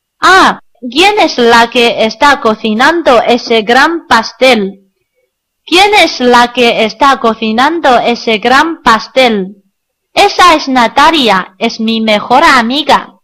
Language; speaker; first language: Spanish; non-native, learner; Chinese